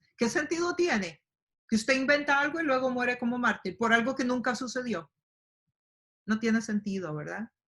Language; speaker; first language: Spanish; native; Spanish